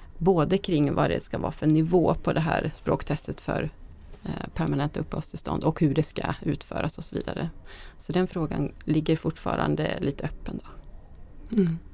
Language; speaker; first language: Swedish; native; Swedish